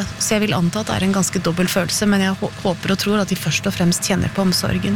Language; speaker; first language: Norwegian; native; Norwegian